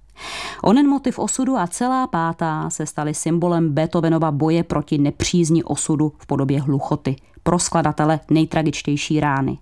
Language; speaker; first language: Czech; native; Czech